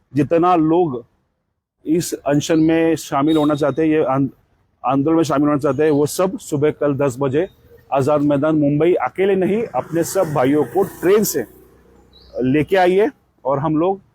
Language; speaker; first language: Hindi; non-native, local second language; Marathi